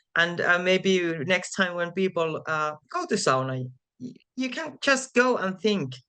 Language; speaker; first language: English; non-native, fluent; Finnish